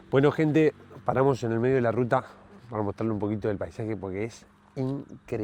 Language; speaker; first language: Spanish; native; Spanish